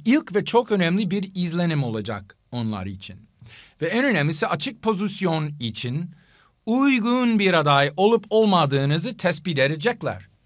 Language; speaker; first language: Turkish; non-native, fluent; English